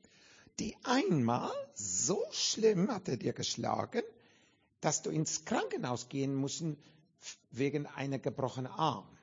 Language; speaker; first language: German; non-native, learner; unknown